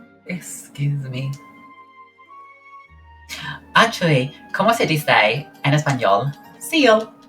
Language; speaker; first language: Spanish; non-native, learner; English